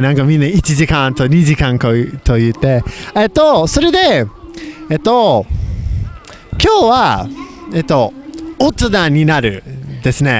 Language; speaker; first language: Japanese; non-native, learner; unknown